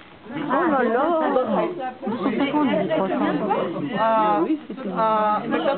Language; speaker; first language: French; native; French